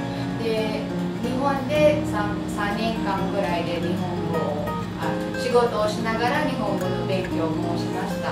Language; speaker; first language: Japanese; non-native, fluent; Filipino